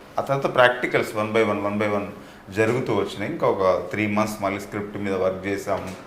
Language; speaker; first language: Telugu; native; Telugu